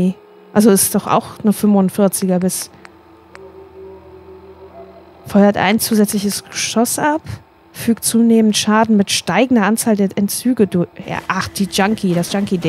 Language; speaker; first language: German; native; German